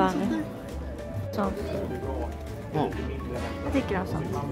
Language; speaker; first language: Swedish; non-native, learner; Japanese